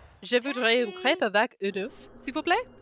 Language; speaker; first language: French; non-native, learner; English